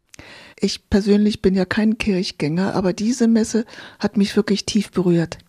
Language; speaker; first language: German; native; German